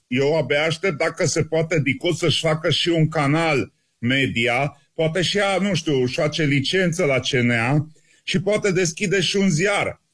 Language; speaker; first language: Romanian; native; Romanian